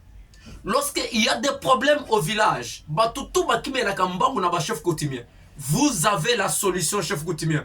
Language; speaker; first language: French; non-native, local second language; Lingala